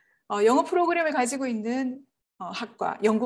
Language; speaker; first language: Korean; native; Korean